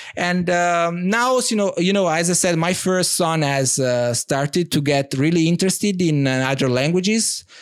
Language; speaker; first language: English; non-native, fluent; Italian